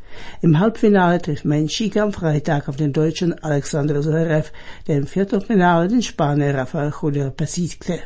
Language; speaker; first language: German; native; German